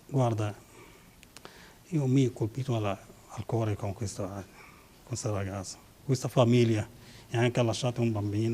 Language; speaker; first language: Italian; non-native, learner; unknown